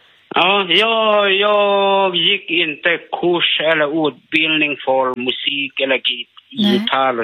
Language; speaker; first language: Swedish; non-native, learner; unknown